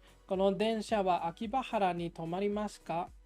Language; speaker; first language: Japanese; non-native, learner; English